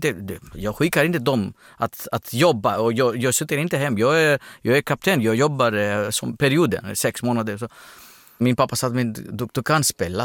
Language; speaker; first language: Swedish; non-native, fluent; Greek